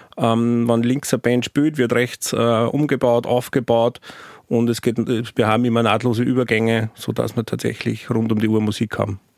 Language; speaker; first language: German; native; German